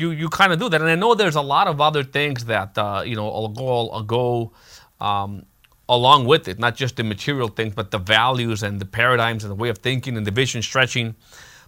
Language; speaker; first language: English; early bilingual, other home language; Spanish